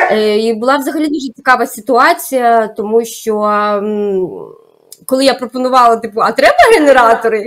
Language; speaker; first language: Ukrainian; native; Ukrainian